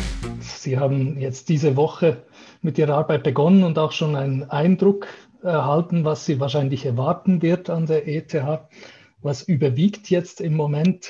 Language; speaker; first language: German; native; German